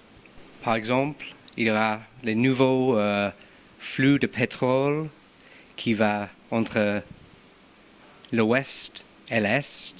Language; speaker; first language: French; non-native, fluent; English